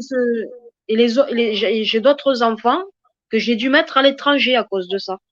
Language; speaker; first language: French; native; French